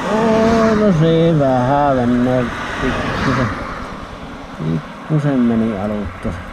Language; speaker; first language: Finnish; native; Finnish